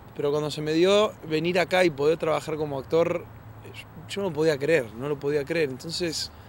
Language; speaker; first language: Spanish; native; Spanish